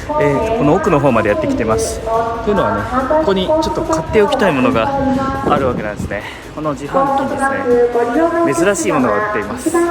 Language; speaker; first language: Japanese; native; Japanese